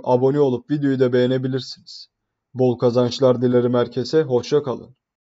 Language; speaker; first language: Turkish; native; Turkish